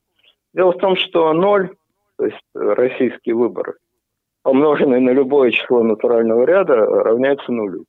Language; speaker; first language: Russian; native; Russian